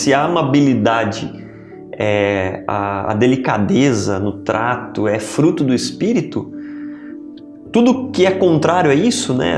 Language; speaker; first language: Portuguese; native; Portuguese